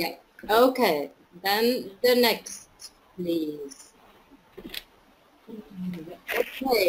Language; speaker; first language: English; non-native, fluent; German